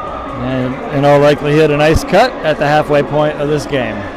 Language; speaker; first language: English; native; English